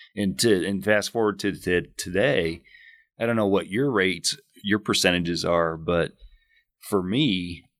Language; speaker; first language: English; native; English